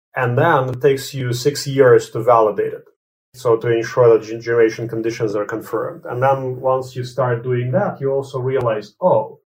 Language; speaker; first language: English; non-native, fluent; Latvian